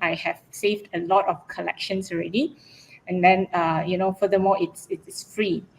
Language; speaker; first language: English; non-native, local second language; Malay